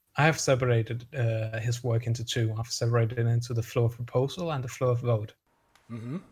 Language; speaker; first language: English; non-native, fluent; Danish